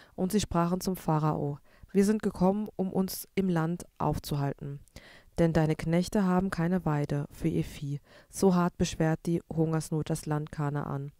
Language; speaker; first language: German; native; German